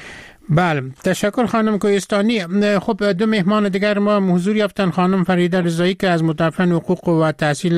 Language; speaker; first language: Persian; native; Persian